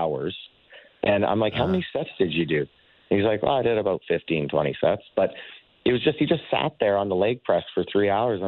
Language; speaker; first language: English; native; English